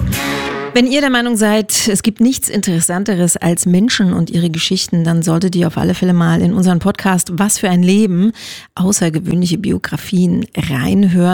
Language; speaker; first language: German; native; German